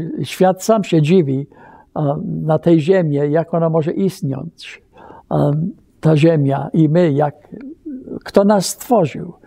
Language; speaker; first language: Polish; early bilingual, heritage; Polish